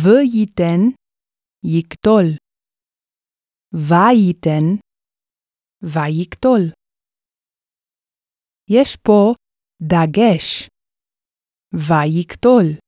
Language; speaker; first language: Hebrew; non-native, fluent; English